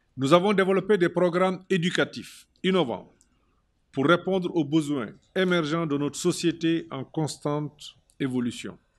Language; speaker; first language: French; non-native, local second language; Wolof